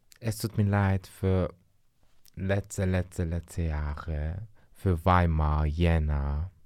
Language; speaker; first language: German; non-native, learner; Turkish